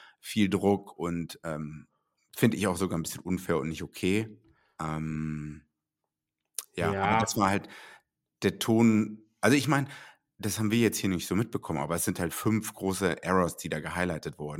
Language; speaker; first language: German; native; German